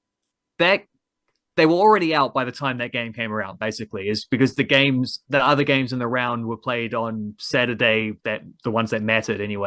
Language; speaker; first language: English; native; English